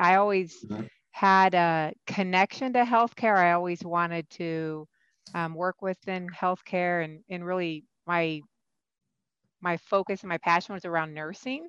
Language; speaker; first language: English; native; English